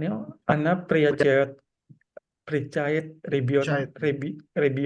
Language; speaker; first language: Russian; non-native, learner; Indonesian